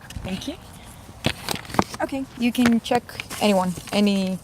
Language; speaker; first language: English; non-native, fluent; Russian